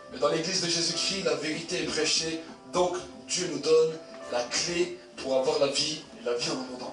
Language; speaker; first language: French; native; French